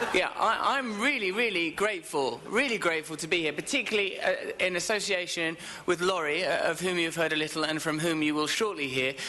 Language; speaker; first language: English; native; English